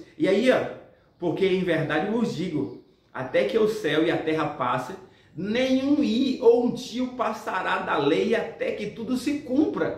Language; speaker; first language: Portuguese; native; Portuguese